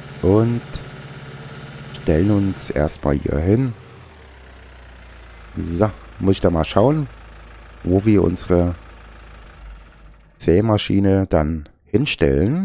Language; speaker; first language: German; native; German